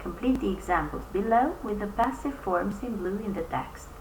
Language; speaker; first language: English; non-native, fluent; Albanian